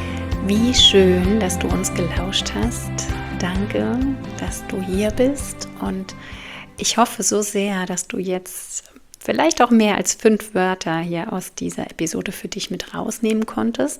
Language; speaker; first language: German; native; German